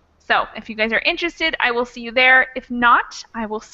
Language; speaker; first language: English; native; English